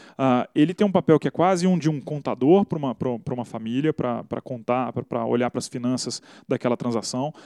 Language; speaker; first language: Portuguese; native; Portuguese